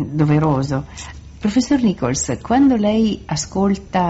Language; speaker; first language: Italian; native; Italian